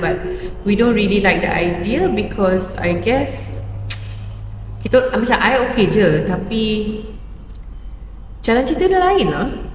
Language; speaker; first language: English; non-native, local second language; Malay